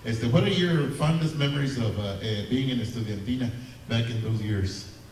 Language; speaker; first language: English; early bilingual, other home language; Spanish